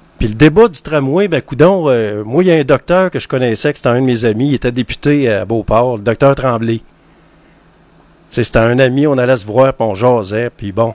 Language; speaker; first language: French; native; French